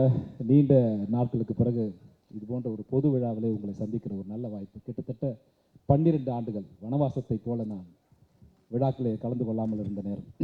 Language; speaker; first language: Tamil; native; Tamil